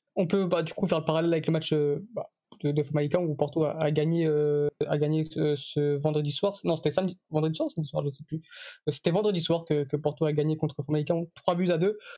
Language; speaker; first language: French; native; French